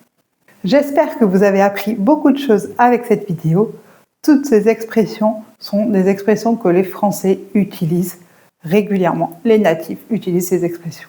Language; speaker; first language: French; native; French